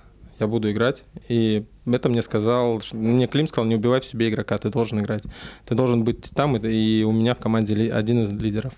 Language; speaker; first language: Russian; native; Russian